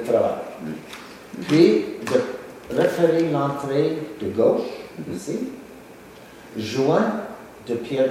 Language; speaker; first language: French; non-native, local second language; English